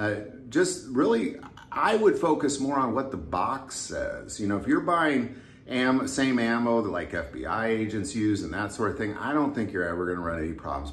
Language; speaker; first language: English; native; English